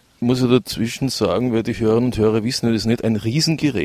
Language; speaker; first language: German; native; German